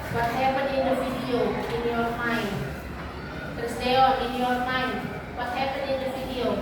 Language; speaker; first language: English; non-native, learner; Indonesian